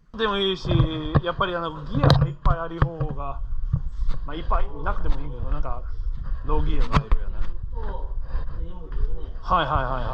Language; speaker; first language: Japanese; non-native, fluent; English